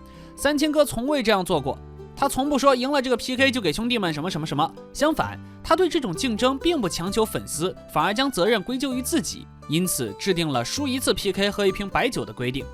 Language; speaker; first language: Chinese; native; Chinese